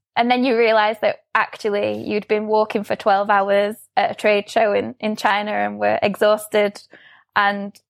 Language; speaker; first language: English; native; English